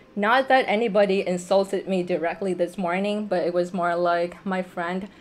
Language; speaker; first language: English; non-native, fluent; Vietnamese